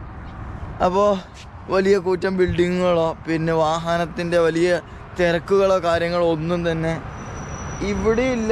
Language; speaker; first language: Malayalam; native; Malayalam